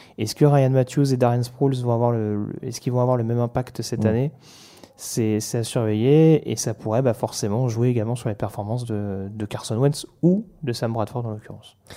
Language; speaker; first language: French; native; French